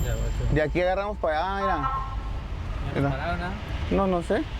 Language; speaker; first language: Spanish; native; Spanish